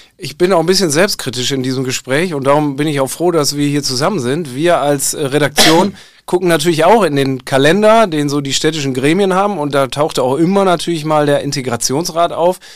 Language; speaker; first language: German; native; German